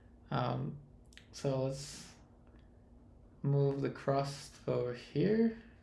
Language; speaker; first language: English; early bilingual, other home language; Spanish